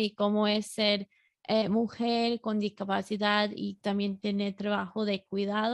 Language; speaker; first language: Spanish; non-native, fluent; English